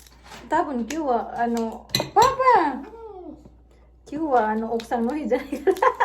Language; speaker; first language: Japanese; non-native, learner; Filipino